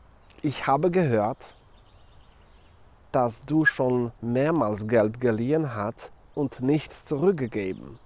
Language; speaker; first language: German; non-native, fluent; Polish